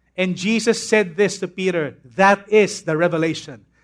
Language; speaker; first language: English; non-native, local second language; Filipino